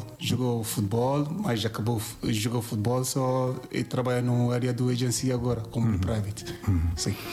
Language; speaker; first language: Portuguese; non-native, learner; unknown